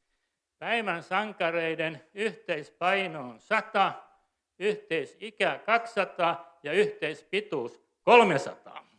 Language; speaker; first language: Finnish; native; Finnish